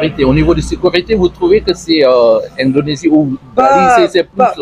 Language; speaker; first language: French; non-native, learner; Indonesian